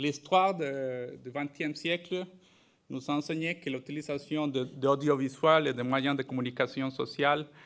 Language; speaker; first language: French; non-native, fluent; Spanish